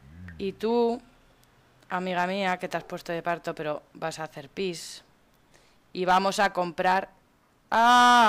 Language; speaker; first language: Spanish; native; Spanish